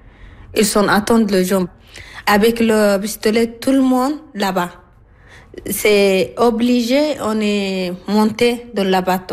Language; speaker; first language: French; non-native, learner; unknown